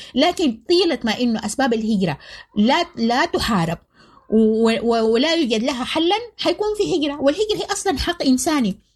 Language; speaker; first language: Arabic; native; Arabic